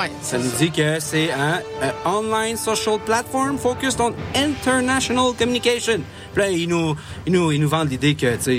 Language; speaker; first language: French; native; French